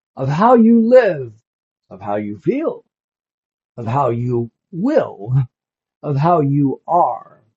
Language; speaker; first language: English; native; English